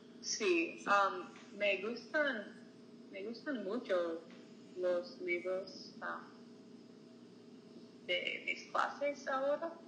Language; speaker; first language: Spanish; non-native, learner; English